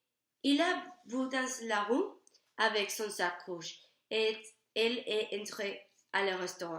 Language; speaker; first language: French; non-native, learner; Spanish